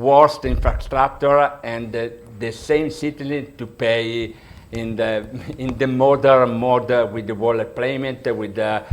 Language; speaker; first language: English; non-native, learner; Italian